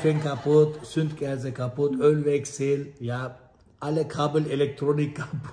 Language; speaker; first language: German; non-native, learner; Turkish